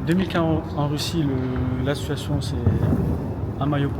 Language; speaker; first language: French; non-native, fluent; Russian